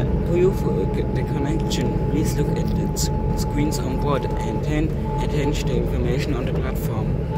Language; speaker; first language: English; non-native, learner; German